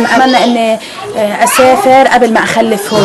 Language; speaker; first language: Arabic; native; Arabic